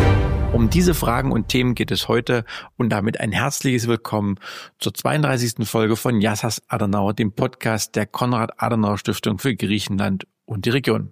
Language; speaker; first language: German; native; German